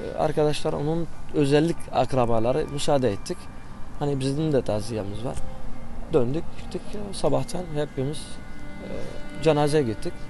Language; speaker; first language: Turkish; non-native, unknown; Arabic